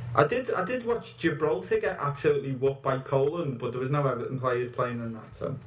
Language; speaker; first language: English; native; English